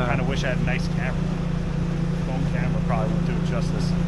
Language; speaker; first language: English; native; English